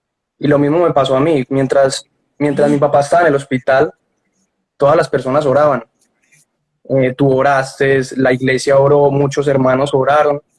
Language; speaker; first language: Spanish; native; Spanish